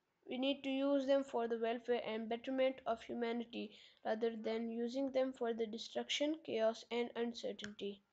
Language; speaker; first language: English; non-native, local second language; Urdu